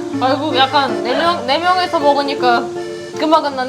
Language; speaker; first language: Korean; non-native, fluent; German